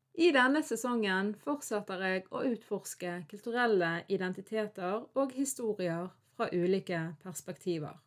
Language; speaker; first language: Norwegian; early bilingual, other home language; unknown